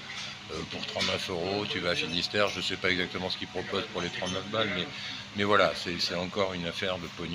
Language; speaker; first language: French; native; French